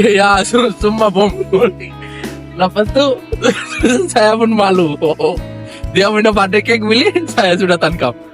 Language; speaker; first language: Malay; non-native, learner; Bangla